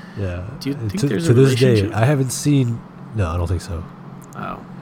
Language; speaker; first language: English; early bilingual, other home language; Hindi